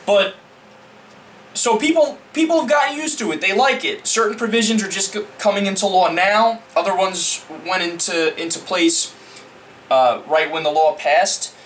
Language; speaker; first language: English; native; English